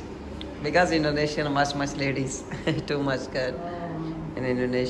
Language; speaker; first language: English; non-native, learner; Urdu